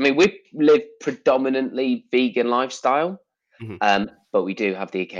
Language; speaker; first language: English; native; English